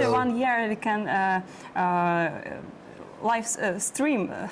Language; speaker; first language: English; non-native, learner; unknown